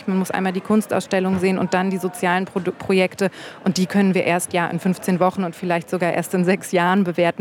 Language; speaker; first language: German; native; German